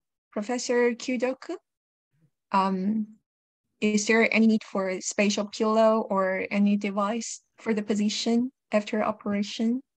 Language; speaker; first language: English; non-native, fluent; Chinese